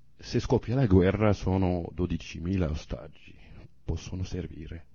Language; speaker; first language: Italian; non-native, fluent; Arabic